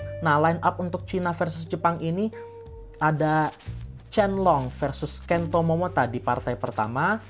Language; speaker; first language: Indonesian; native; Indonesian